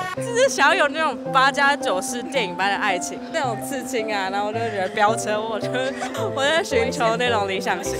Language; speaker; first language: Chinese; native; Chinese